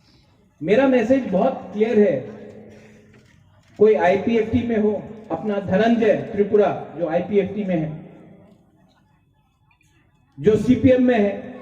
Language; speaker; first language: Hindi; non-native, local second language; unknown